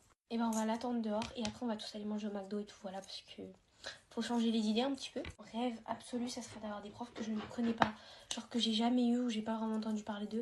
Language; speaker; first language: French; native; French